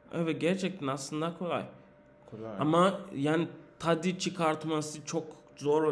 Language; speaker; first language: Turkish; non-native, learner; English